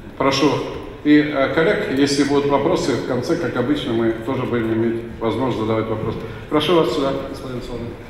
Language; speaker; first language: Russian; native; Russian